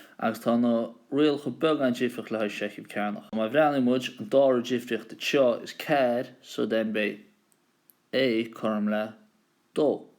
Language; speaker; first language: Irish; native; Irish